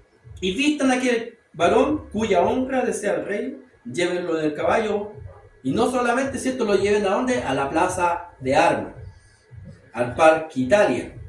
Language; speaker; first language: Spanish; native; Spanish